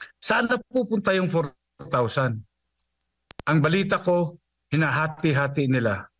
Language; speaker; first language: Filipino; non-native, local second language; Cebuano